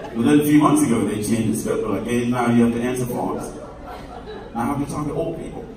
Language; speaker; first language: English; non-native, fluent; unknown